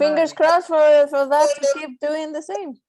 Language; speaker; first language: English; non-native, fluent; Spanish